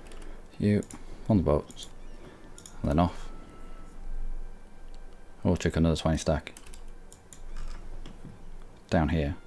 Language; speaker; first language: English; native; English